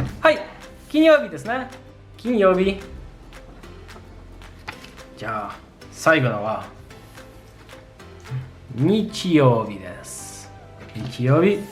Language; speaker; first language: Japanese; non-native, fluent; Polish